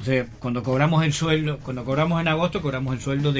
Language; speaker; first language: Spanish; native; Spanish